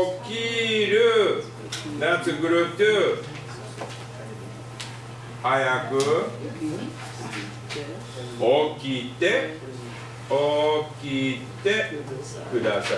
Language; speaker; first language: English; non-native, fluent; Japanese